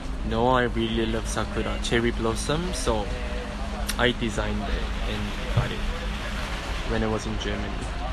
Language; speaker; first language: English; non-native, fluent; Korean